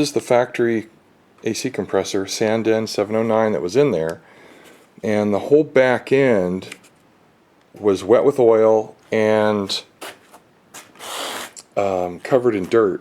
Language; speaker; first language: English; native; English